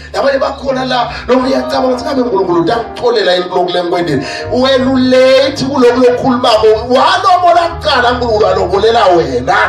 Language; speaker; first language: Zulu; non-native, local second language; Swati